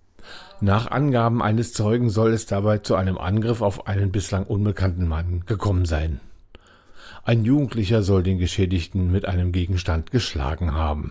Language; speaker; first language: German; native; German